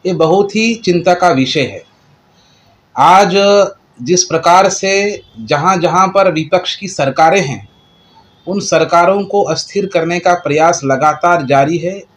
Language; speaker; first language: Hindi; non-native, local second language; Marathi